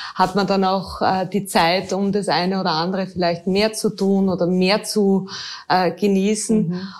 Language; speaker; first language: German; native; German